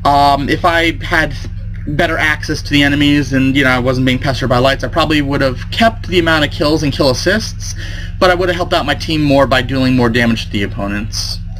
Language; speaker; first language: English; native; English